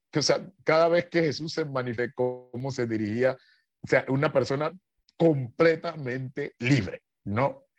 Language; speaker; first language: Spanish; native; Spanish